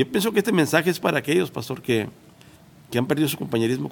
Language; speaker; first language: Spanish; native; Spanish